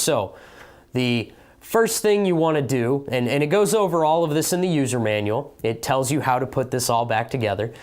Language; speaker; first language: English; native; English